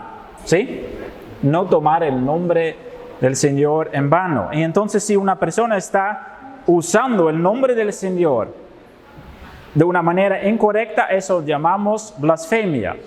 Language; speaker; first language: Spanish; non-native, fluent; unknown